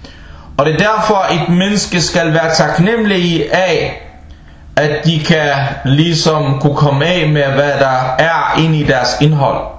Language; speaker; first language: Danish; non-native, local second language; Arabic